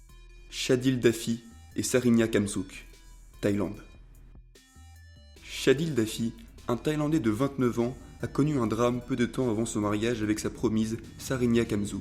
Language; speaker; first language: French; native; French